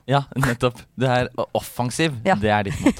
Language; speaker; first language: Norwegian; native; Norwegian